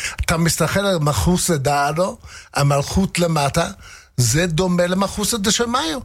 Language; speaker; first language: Hebrew; non-native, fluent; English